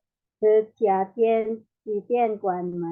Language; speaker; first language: Chinese; non-native, learner; Indonesian